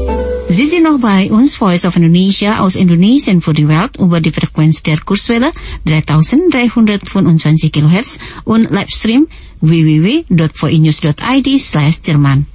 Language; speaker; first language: German; non-native, fluent; Indonesian